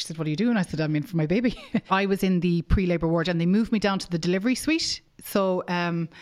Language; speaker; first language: English; native; English